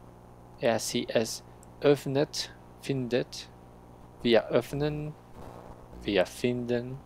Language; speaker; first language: German; non-native, learner; Spanish